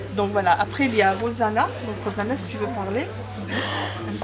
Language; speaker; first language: French; native; French